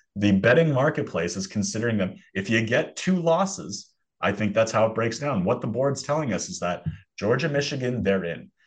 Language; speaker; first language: English; native; English